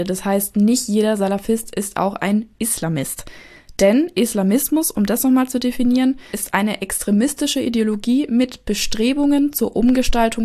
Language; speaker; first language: German; native; German